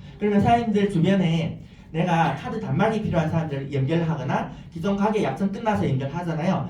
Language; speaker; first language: Korean; non-native, fluent; Chinese